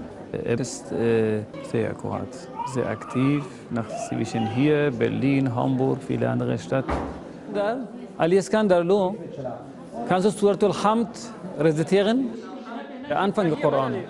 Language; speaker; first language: German; non-native, fluent; Persian